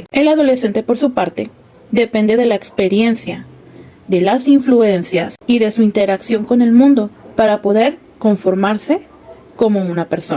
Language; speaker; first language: Spanish; native; Spanish